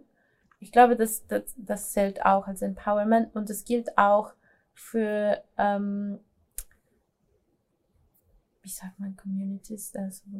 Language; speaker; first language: German; non-native, fluent; Spanish